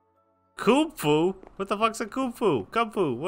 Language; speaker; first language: English; native; English